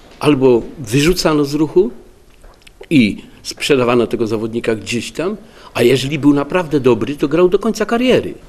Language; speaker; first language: Polish; native; Polish